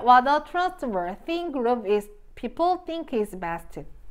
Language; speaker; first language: English; non-native, fluent; Korean